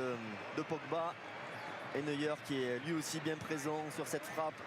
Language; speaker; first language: French; native; French